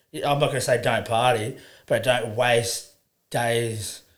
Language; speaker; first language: English; native; English